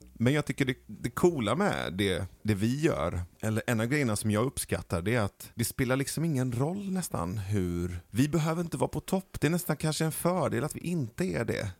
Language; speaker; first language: Swedish; early bilingual, other home language; Persian